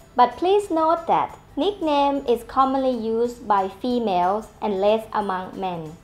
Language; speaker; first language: English; non-native, fluent; Thai